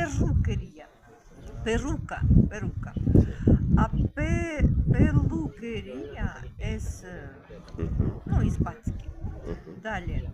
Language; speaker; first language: Spanish; non-native, learner; Ukrainian